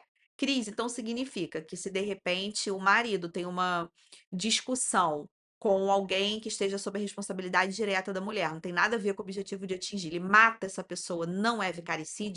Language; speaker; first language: Portuguese; native; Portuguese